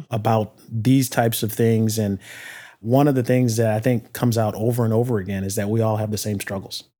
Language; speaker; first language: English; native; English